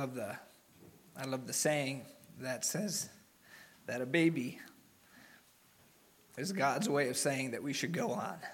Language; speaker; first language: English; native; English